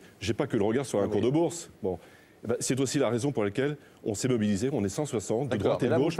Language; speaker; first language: French; native; French